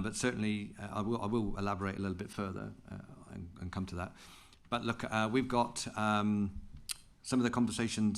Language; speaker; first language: English; native; English